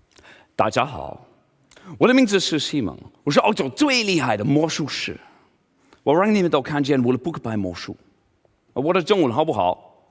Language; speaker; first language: Chinese; non-native, learner; English